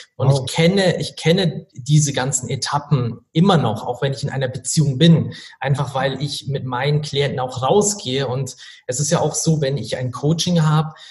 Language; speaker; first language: German; native; German